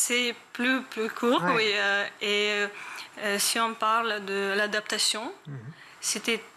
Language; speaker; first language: French; non-native, learner; Ukrainian